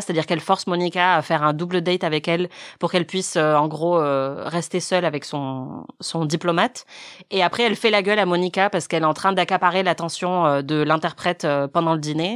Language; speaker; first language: French; native; French